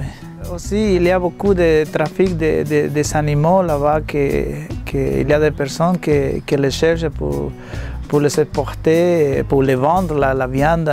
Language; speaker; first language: French; non-native, learner; Spanish